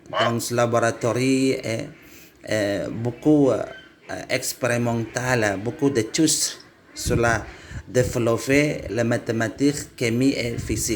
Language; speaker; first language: French; non-native, learner; Indonesian